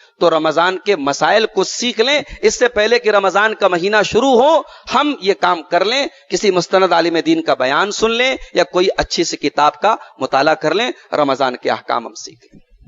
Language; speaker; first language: Urdu; native; Urdu